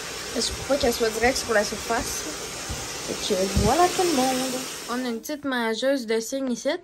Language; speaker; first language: French; native; French